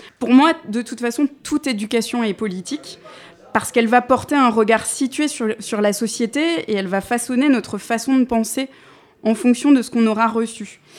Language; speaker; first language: French; native; French